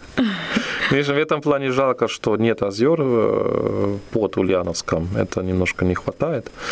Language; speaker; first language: Russian; non-native, fluent; German